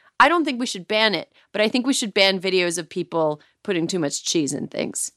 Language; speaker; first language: English; native; English